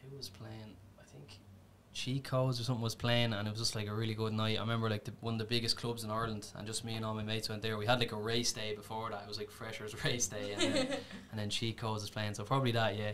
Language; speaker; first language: English; native; English